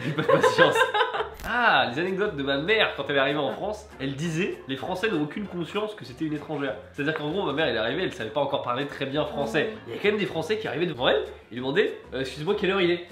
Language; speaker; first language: French; native; French